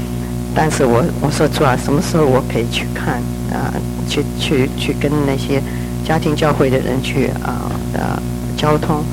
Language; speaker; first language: Chinese; early bilingual, heritage; Chinese